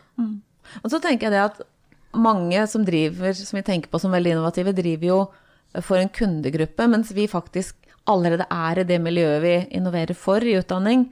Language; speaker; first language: Norwegian; native; Norwegian